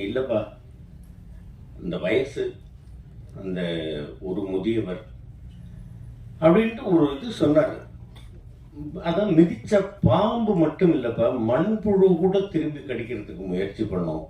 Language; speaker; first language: Tamil; native; Tamil